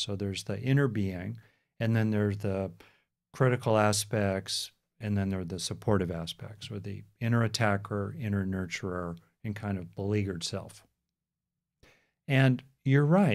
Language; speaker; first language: English; native; English